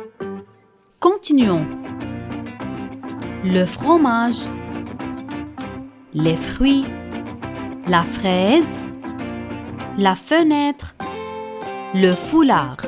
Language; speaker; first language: French; non-native, fluent; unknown